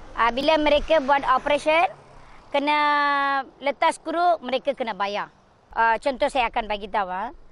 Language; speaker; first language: Malay; non-native, local second language; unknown